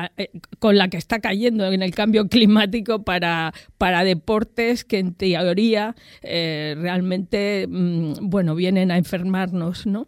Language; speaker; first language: Spanish; native; Spanish